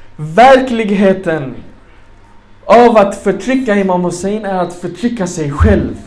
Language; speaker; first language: Swedish; non-native, fluent; Arabic